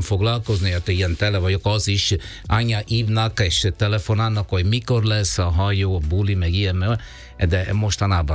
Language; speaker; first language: Hungarian; non-native, fluent; Italian